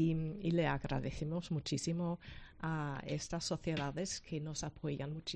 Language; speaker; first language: Spanish; non-native, fluent; German